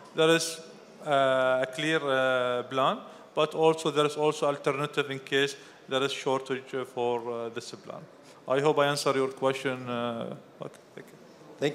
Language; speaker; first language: English; non-native, fluent; Arabic